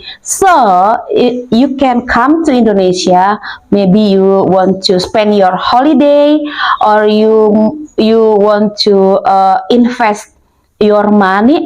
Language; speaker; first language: English; non-native, learner; Indonesian